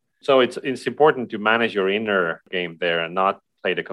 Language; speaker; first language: English; non-native, fluent; Estonian